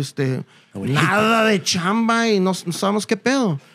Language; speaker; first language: Spanish; early bilingual, heritage; Spanish